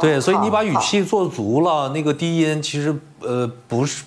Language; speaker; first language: Chinese; native; Chinese